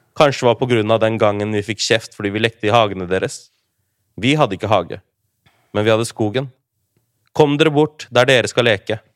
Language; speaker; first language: Norwegian; early bilingual, other home language; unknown